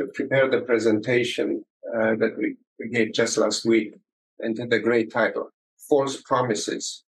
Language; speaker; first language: English; early bilingual, other home language; Romanian